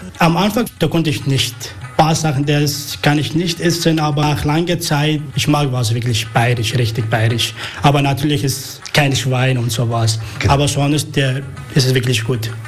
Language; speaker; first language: German; non-native, learner; Arabic